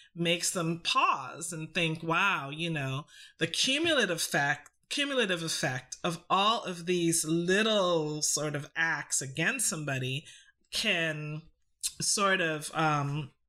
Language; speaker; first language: English; native; English